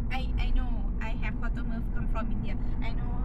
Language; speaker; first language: English; non-native, learner; Thai